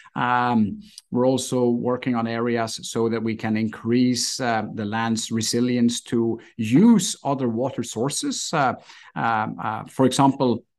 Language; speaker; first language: English; non-native, fluent; Norwegian